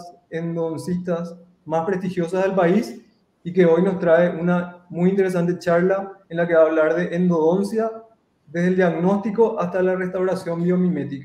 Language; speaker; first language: Spanish; native; Spanish